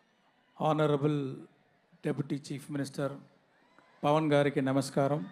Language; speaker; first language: Telugu; non-native, learner; Tamil